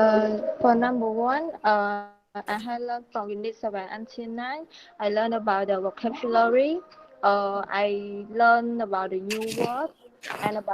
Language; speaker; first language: English; non-native, learner; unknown